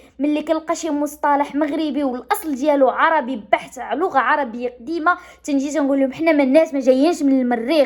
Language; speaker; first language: Arabic; native; Arabic